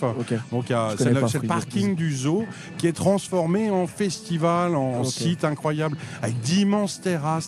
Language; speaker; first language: French; native; French